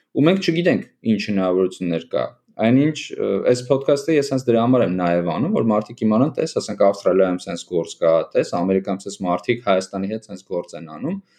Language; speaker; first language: Armenian; native; Armenian